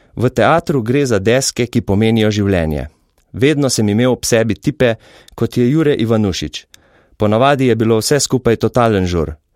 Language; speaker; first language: Slovenian; native; Slovenian